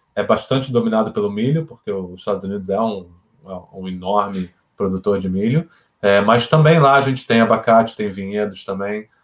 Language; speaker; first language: Portuguese; native; Portuguese